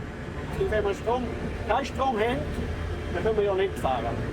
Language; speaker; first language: German; native; German